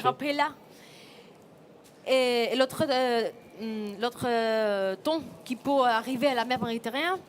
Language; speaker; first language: French; non-native, fluent; Spanish